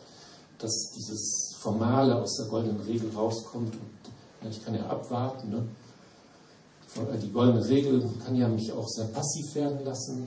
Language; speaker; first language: German; native; German